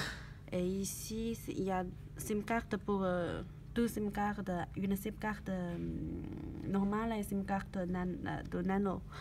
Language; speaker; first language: French; non-native, learner; Chinese